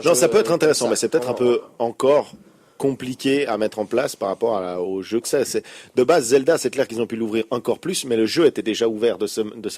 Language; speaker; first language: French; native; French